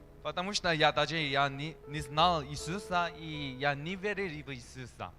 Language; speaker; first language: Russian; non-native, learner; Korean